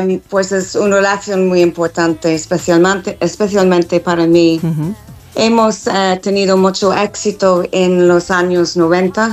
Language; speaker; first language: Spanish; non-native, fluent; English